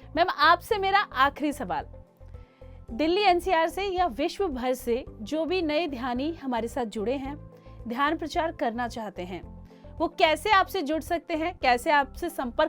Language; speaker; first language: Hindi; native; Hindi